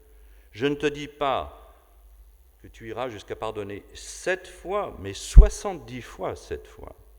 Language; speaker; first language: French; native; French